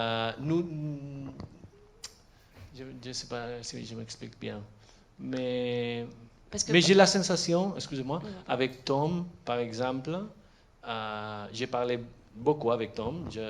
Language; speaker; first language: French; non-native, fluent; Catalan